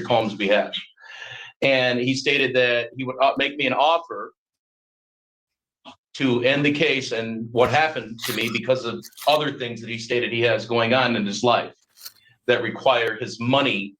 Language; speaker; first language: English; native; English